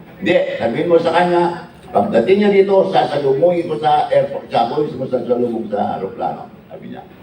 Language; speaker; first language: Filipino; non-native, local second language; Iloko